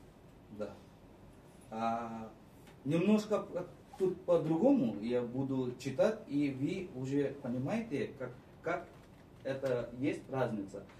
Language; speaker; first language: Russian; non-native, fluent; Marathi